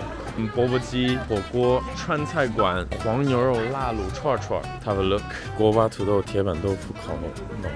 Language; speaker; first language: Chinese; early bilingual, heritage; Chinese